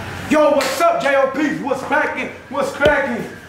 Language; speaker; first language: English; early bilingual, other home language; Spanish